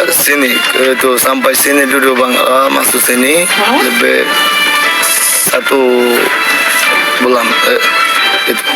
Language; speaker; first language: Indonesian; non-native, learner; Rohingya